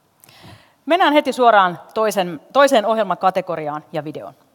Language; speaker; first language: Finnish; native; Finnish